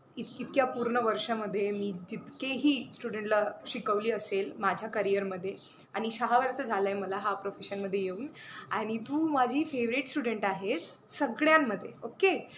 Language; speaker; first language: Marathi; non-native, local second language; Bangla